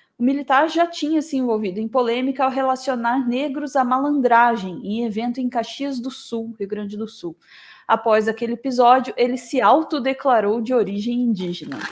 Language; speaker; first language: Portuguese; native; Portuguese